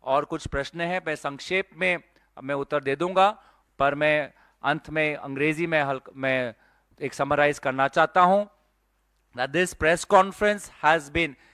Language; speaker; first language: Hindi; non-native, local second language; Assamese